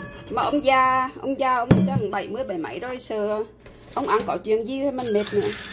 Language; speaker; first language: Vietnamese; native; Vietnamese